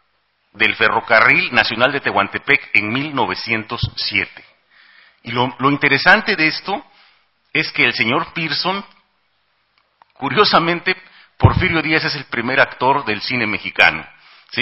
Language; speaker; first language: Spanish; native; Spanish